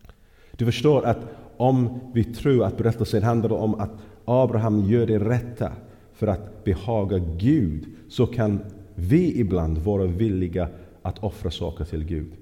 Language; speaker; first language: Swedish; non-native, fluent; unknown